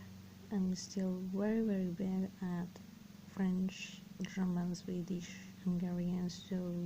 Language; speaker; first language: English; non-native, fluent; Serbian